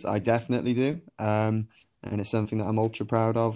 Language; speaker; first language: English; native; English